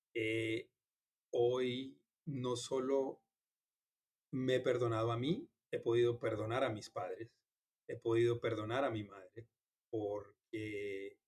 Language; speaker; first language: Spanish; native; Spanish